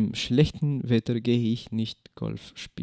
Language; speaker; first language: German; non-native, fluent; Spanish